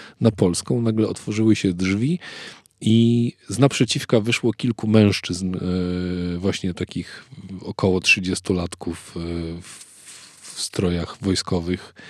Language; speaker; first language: Polish; native; Polish